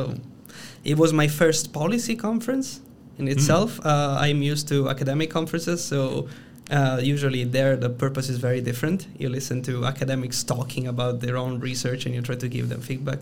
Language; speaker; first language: English; non-native, fluent; Italian